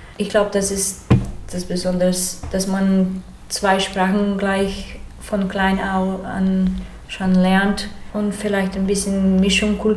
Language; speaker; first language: German; early bilingual, heritage; German